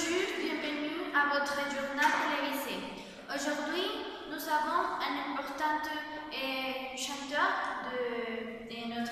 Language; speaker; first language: French; non-native, learner; Spanish